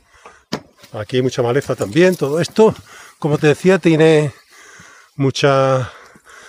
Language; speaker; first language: Spanish; native; Spanish